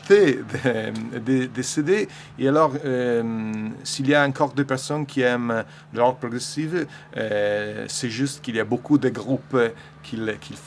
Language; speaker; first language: French; non-native, learner; Italian